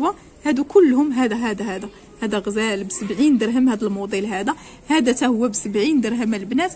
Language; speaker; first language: Arabic; native; Arabic